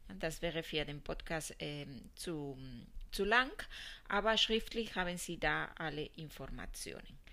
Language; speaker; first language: German; non-native, fluent; Spanish